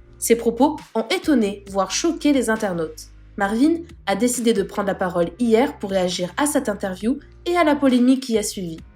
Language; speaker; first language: French; native; French